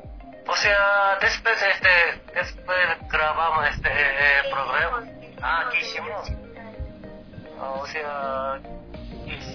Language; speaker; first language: Spanish; non-native, fluent; Korean